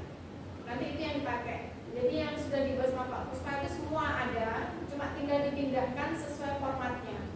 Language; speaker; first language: Indonesian; native; Indonesian